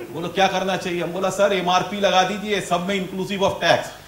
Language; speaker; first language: Hindi; non-native, local second language; Bangla